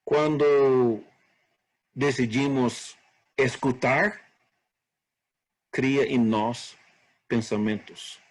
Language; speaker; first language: Portuguese; non-native, fluent; English